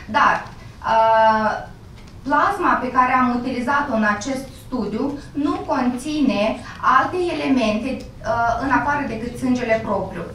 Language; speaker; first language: Romanian; native; Romanian